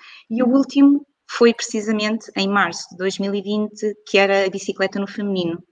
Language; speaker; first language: Portuguese; native; Portuguese